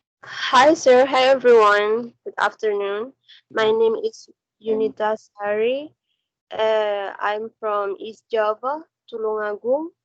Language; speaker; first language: English; non-native, learner; Indonesian